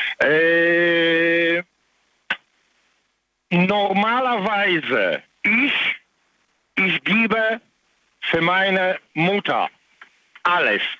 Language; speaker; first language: German; non-native, learner; Polish